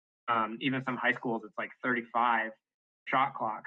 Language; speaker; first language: English; native; English